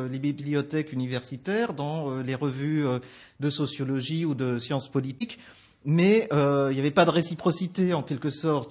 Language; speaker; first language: French; native; French